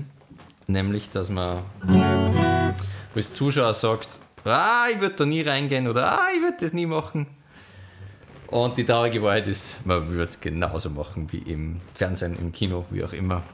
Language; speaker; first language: German; native; German